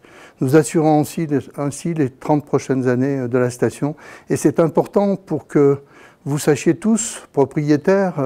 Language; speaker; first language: French; native; French